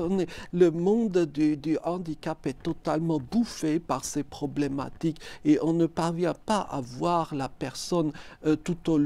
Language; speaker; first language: French; native; French